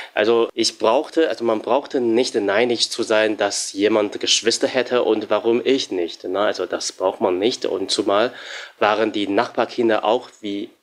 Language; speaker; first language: German; non-native, fluent; Chinese